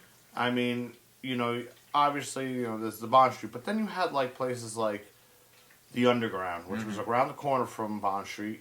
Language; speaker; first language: English; native; English